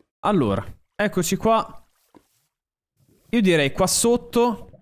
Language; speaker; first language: Italian; native; Italian